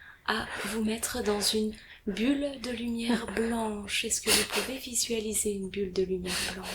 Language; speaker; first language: French; native; French